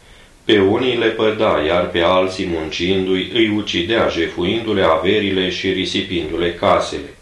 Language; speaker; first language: Romanian; native; Romanian